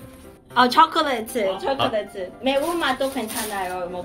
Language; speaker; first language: Korean; non-native, learner; Cantonese